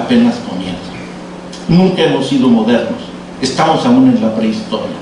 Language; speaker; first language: Spanish; native; Spanish